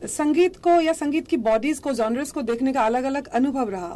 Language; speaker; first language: Hindi; non-native, local second language; Assamese